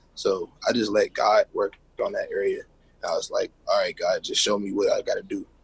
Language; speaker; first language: English; native; English